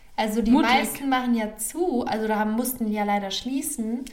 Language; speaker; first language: German; native; German